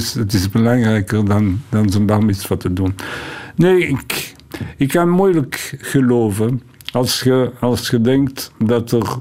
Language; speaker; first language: Dutch; non-native, local second language; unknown